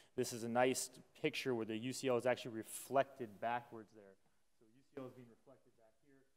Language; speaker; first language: English; native; English